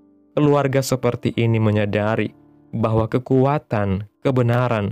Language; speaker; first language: Indonesian; native; Indonesian